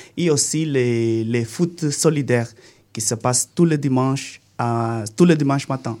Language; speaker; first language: French; non-native, learner; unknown